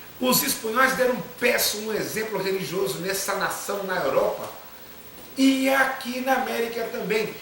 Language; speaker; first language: Portuguese; native; Portuguese